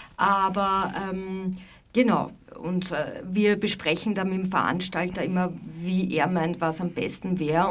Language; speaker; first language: German; native; German